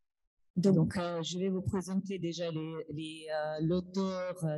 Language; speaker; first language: French; non-native, fluent; Russian